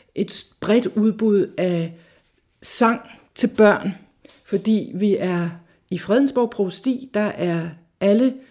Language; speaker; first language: Danish; native; Danish